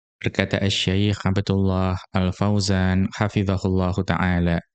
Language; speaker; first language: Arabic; non-native, fluent; Indonesian